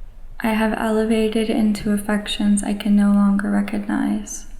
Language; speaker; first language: English; native; English